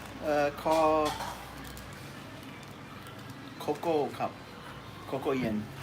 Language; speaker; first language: Thai; non-native, learner; English